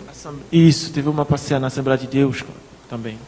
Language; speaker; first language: Portuguese; non-native, fluent; Haitian Creole